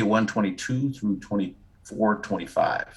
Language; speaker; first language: English; native; English